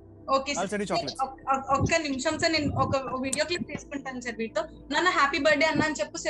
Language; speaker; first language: Telugu; native; Telugu